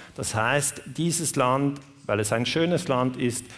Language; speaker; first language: German; native; German